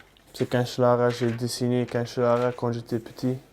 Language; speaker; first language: French; non-native, learner; Dutch